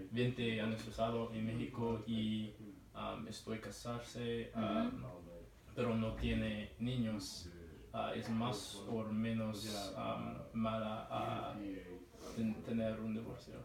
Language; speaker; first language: Spanish; non-native, learner; English